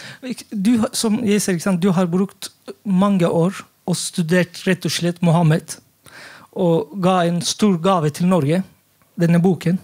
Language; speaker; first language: Norwegian; non-native, fluent; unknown